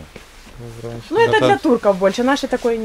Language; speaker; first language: Russian; native; Russian